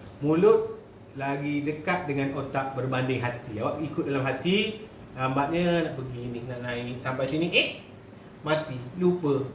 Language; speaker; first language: Malay; native; Malay